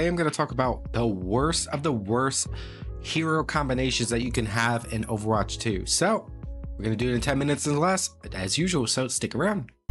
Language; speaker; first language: English; native; English